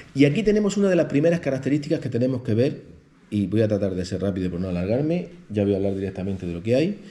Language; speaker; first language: Spanish; native; Spanish